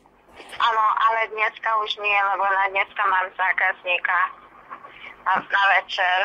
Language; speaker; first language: Slovak; non-native, local second language; Hungarian